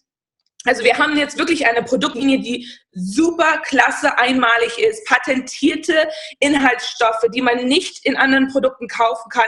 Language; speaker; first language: German; non-native, fluent; English